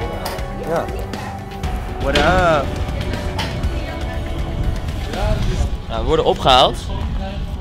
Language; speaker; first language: Dutch; native; Dutch